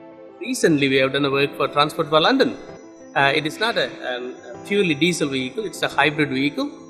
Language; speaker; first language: English; non-native, fluent; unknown